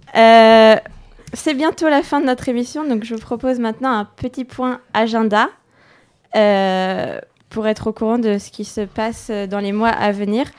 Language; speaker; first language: French; native; French